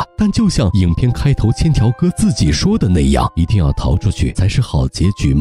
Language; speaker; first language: Chinese; native; Chinese